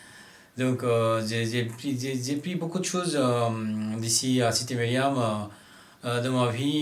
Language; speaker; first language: French; non-native, learner; Bangla